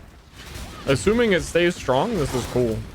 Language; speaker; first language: English; native; English